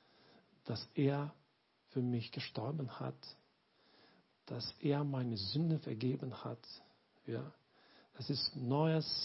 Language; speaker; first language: German; non-native, learner; Lithuanian